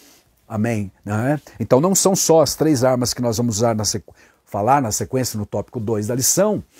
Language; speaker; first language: Portuguese; native; Portuguese